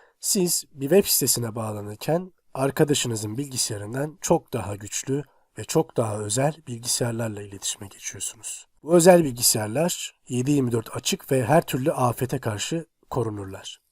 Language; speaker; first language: Turkish; native; Turkish